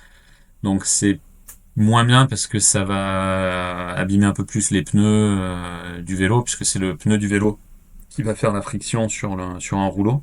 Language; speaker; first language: French; native; French